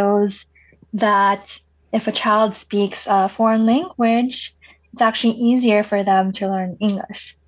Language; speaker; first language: English; early bilingual, other home language; Cebuano